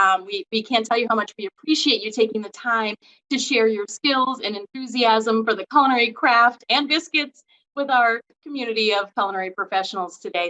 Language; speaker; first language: English; native; English